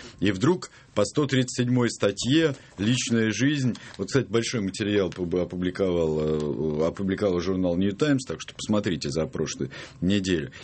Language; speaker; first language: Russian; native; Russian